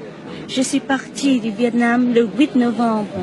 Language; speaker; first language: French; non-native, local second language; Vietnamese